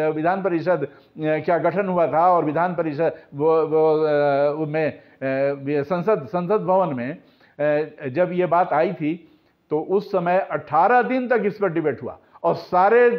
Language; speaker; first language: Hindi; native; Hindi